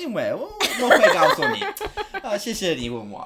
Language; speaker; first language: Chinese; non-native, learner; English